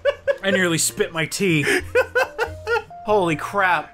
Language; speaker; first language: English; native; English